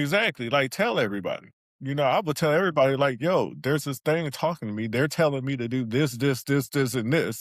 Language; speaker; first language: English; native; English